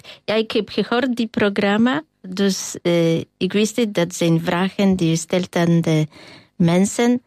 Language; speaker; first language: Dutch; non-native, learner; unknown